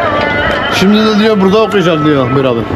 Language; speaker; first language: Turkish; native; Turkish